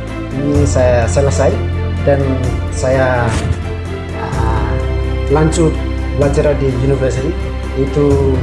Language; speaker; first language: Indonesian; non-native, learner; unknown